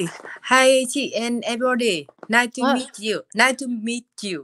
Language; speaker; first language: English; non-native, learner; Vietnamese